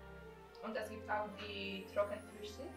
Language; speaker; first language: German; non-native, learner; Polish